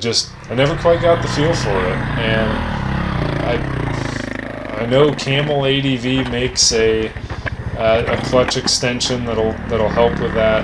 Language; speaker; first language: English; native; English